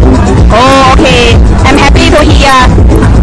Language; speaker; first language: English; non-native, learner; Thai